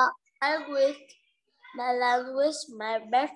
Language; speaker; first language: English; non-native, learner; Vietnamese